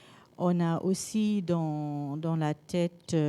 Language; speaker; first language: French; non-native, learner; German